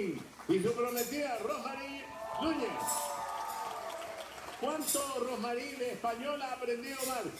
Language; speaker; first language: Spanish; native; Spanish